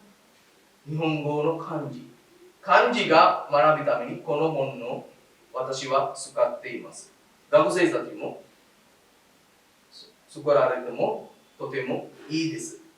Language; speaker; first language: Japanese; non-native, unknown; Sinhala